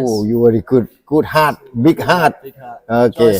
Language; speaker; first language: English; non-native, learner; Thai